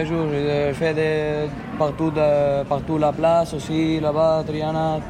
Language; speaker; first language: French; non-native, learner; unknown